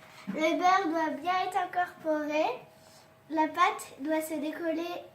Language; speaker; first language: French; native; French